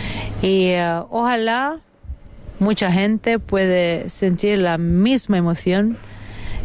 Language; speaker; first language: Spanish; non-native, fluent; Italian